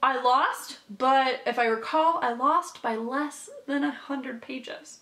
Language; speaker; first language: English; native; English